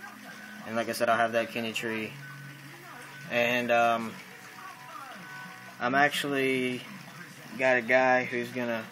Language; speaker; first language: English; native; English